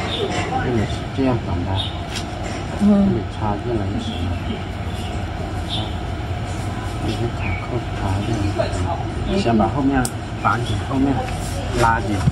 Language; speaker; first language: Chinese; native; Chinese